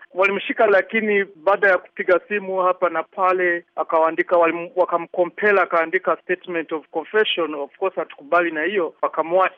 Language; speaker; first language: Swahili; non-native, local second language; Ganda